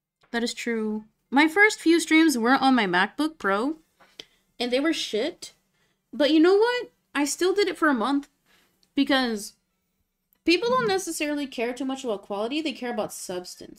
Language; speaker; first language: English; native; English